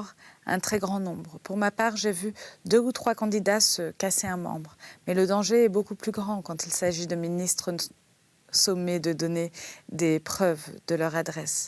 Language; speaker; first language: French; native; French